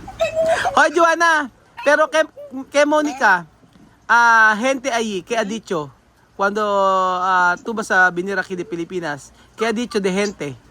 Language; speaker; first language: Spanish; non-native, learner; Filipino